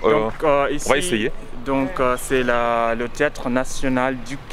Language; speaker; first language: French; non-native, fluent; Luo (Kenya and Tanzania)